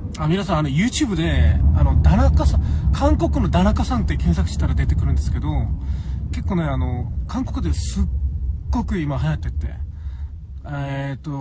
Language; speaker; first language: Japanese; non-native, fluent; Korean